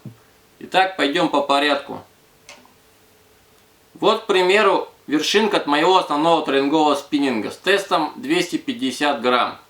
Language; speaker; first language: Russian; native; Russian